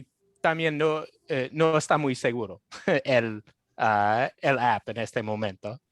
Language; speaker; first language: Spanish; non-native, fluent; English